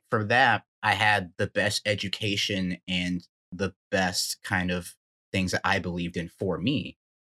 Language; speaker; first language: English; native; English